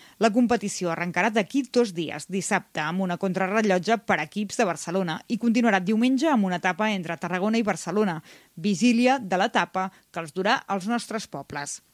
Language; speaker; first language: Catalan; native; Catalan